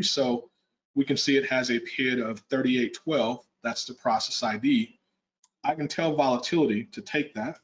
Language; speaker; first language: English; native; English